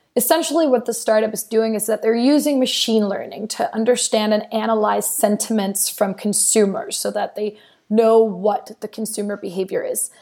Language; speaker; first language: English; non-native, fluent; Danish